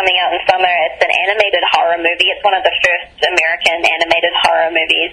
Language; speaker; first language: English; native; English